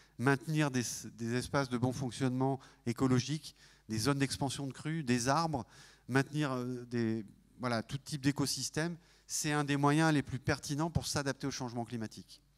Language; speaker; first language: French; native; French